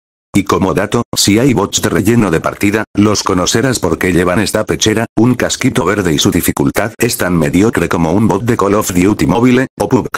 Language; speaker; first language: Spanish; native; Spanish